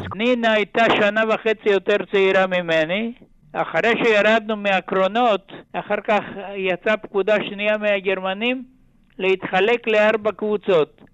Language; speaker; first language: Hebrew; non-native, fluent; Ladino